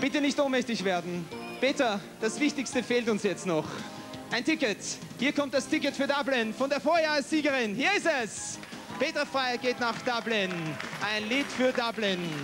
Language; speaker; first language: German; native; German